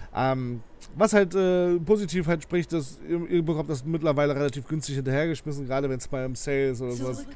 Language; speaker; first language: German; native; German